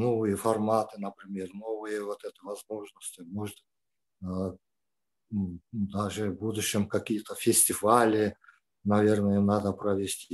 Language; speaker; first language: Russian; non-native, local second language; Kyrgyz